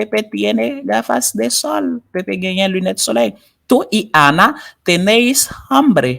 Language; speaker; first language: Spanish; non-native, fluent; Haitian Creole